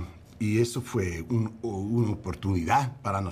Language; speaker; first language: Spanish; non-native, learner; English